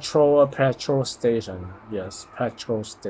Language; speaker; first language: English; non-native, learner; Cantonese